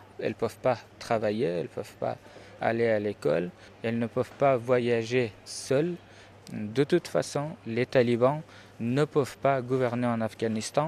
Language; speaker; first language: French; non-native, fluent; Persian